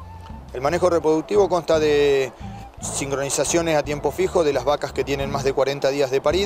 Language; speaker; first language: Spanish; native; Spanish